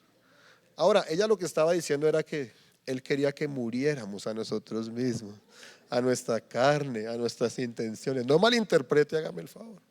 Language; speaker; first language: Spanish; native; Spanish